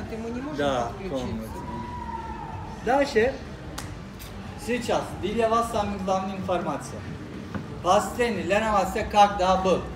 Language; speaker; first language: Russian; non-native, learner; Turkish